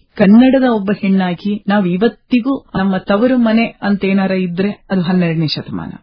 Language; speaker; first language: Kannada; native; Kannada